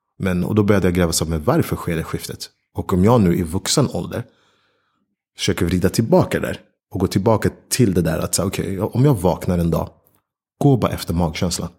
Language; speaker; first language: Swedish; early bilingual, other home language; Ganda